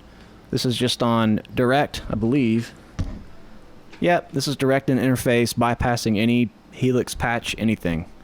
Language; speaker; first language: English; native; English